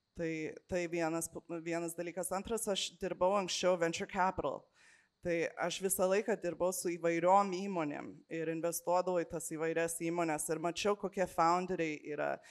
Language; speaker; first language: Lithuanian; early bilingual, heritage; Lithuanian